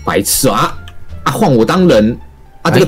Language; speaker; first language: Chinese; native; Chinese